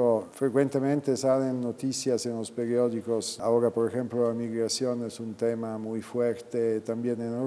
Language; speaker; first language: Spanish; non-native, fluent; Italian